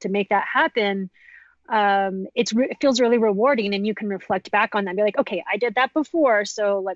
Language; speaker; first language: English; native; English